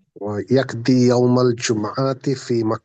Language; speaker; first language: Arabic; non-native, learner; Bangla